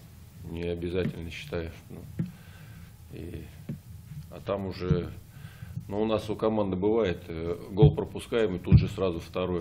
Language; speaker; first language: Russian; native; Russian